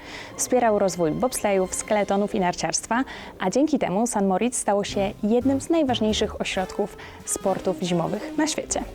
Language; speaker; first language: Polish; native; Polish